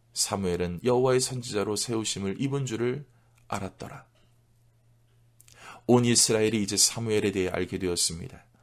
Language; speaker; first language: Korean; native; Korean